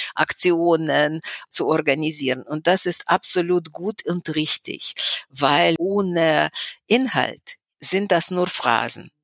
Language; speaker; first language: German; non-native, fluent; Russian